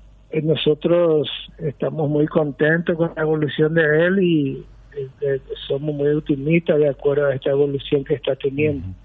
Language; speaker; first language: Spanish; native; Spanish